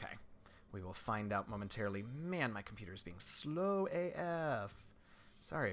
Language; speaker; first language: English; native; English